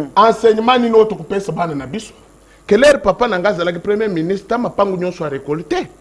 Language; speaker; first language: Lingala; non-native, local second language; Kituba (Democratic Republic of Congo)